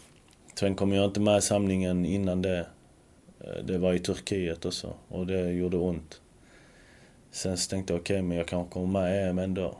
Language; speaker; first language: Swedish; early bilingual, other home language; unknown